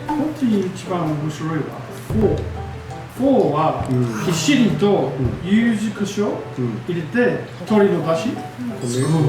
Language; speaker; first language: Japanese; non-native, learner; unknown